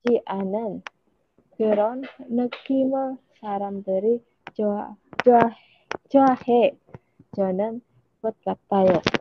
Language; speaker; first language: Korean; non-native, learner; Indonesian